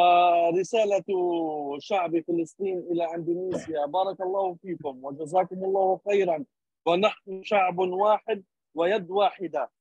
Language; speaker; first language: Arabic; native; Arabic